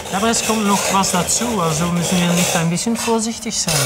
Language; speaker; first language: German; non-native, fluent; Dutch